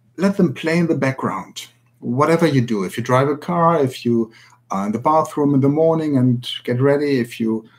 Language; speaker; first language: English; non-native, fluent; German